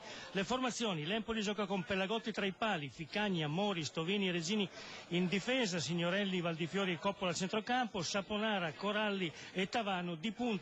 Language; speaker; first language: Italian; native; Italian